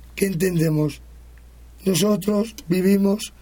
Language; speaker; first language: Spanish; native; Spanish